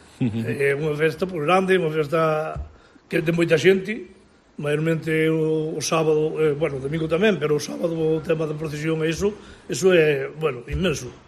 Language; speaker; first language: Galician; native; Galician